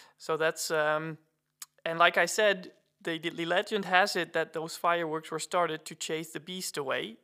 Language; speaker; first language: English; non-native, fluent; Dutch